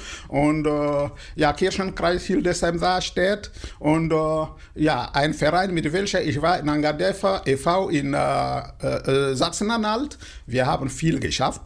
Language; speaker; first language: German; non-native, fluent; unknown